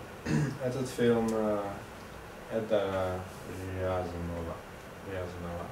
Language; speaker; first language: Russian; non-native, learner; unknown